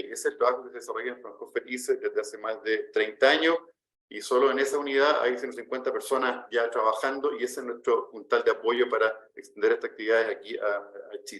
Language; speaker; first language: Spanish; native; Spanish